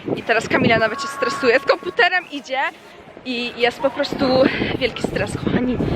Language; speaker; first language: Polish; early bilingual, heritage; Polish